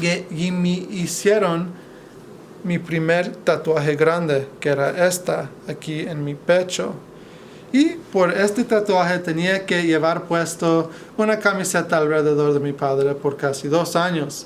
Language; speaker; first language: Spanish; non-native, fluent; English